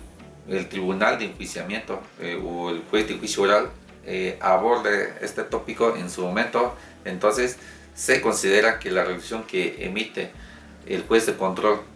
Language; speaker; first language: Spanish; native; Spanish